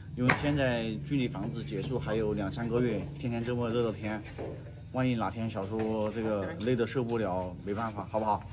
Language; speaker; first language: Chinese; native; Chinese